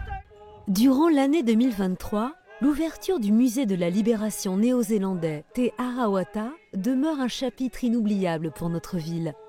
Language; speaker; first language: French; native; French